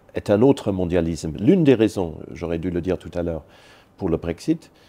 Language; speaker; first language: French; non-native, fluent; English